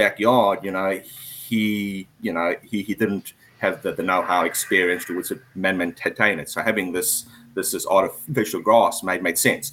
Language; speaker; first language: English; native; English